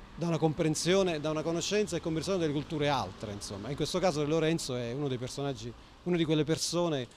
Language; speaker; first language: Italian; native; Italian